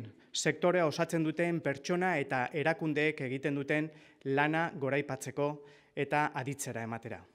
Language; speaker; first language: Basque; native; Basque